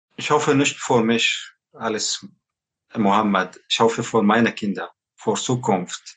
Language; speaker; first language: German; non-native, learner; Arabic